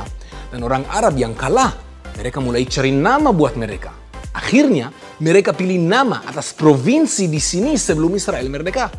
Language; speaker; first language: Indonesian; non-native, fluent; Hebrew